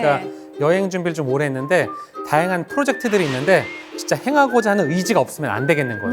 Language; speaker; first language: Korean; native; Korean